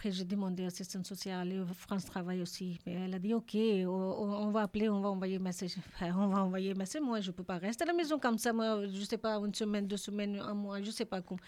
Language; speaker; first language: French; non-native, learner; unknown